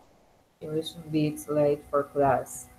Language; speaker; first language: English; non-native, learner; Spanish